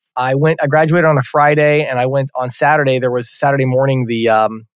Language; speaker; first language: English; native; English